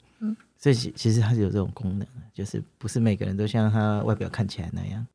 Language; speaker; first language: Chinese; native; Chinese